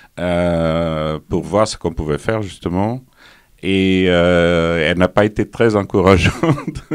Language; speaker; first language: French; non-native, fluent; Portuguese